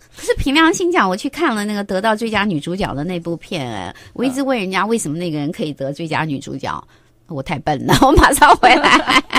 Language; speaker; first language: Chinese; native; Chinese